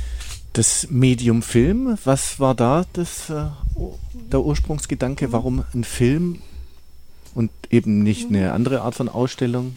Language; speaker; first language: German; native; German